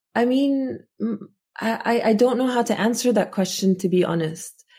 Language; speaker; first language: English; non-native, fluent; Arabic